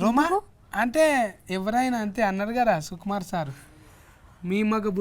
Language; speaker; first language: Telugu; native; Telugu